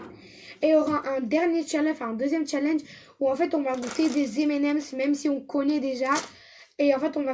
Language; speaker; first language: French; native; French